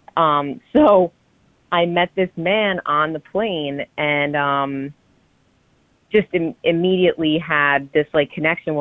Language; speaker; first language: English; native; English